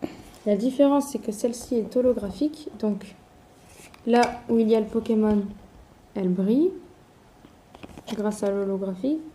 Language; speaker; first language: French; native; French